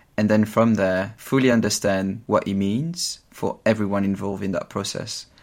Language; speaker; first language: English; non-native, fluent; French